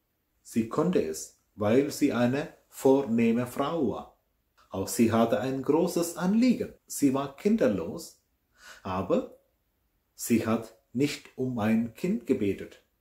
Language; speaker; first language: German; non-native, fluent; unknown